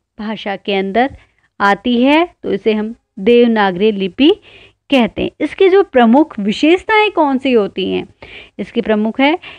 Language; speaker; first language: Hindi; native; Hindi